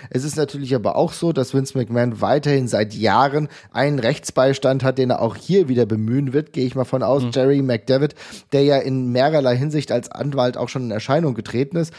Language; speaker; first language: German; native; German